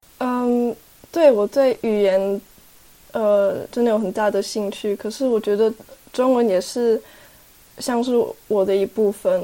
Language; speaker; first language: Chinese; early bilingual, heritage; Chinese